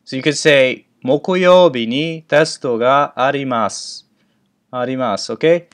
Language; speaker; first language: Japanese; non-native, fluent; English